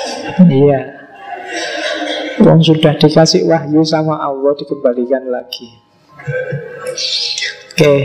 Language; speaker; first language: Indonesian; native; Indonesian